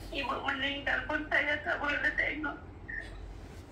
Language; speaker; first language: Indonesian; non-native, local second language; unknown